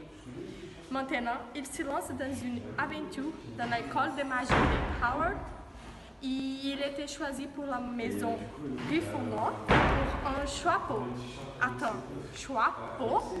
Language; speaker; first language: French; non-native, learner; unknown